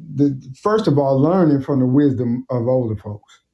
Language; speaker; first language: English; native; English